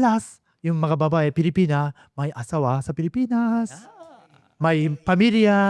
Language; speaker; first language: Filipino; non-native, fluent; Japanese